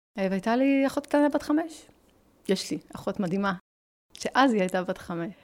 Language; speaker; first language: Hebrew; early bilingual, other home language; French